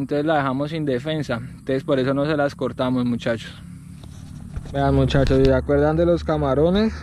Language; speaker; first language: Spanish; native; Spanish